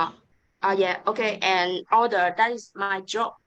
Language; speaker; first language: English; non-native, learner; Vietnamese